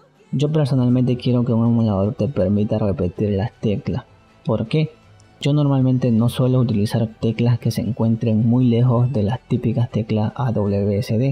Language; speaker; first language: Spanish; native; Spanish